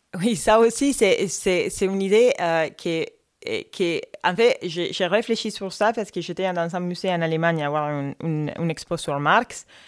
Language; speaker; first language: French; non-native, fluent; Spanish